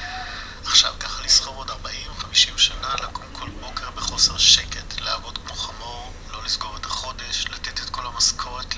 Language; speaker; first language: Hebrew; native; Hebrew